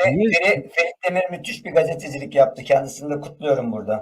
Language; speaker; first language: Turkish; native; Turkish